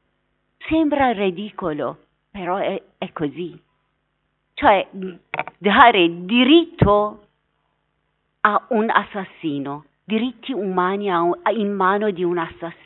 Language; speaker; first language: Italian; non-native, fluent; Persian